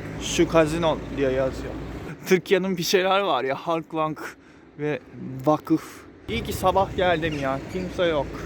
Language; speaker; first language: Turkish; non-native, fluent; Japanese